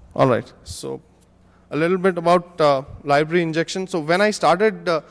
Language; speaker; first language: English; non-native, local second language; Hindi